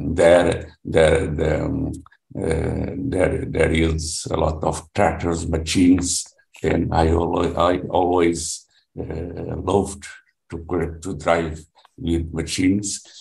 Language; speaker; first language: English; non-native, learner; Portuguese